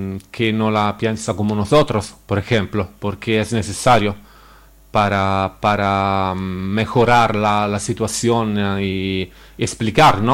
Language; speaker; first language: Spanish; non-native, learner; Italian